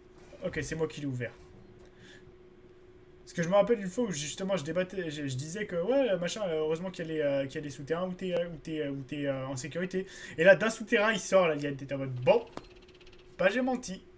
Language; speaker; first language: French; native; French